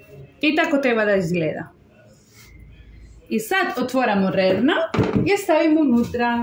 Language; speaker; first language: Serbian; non-native, learner; Spanish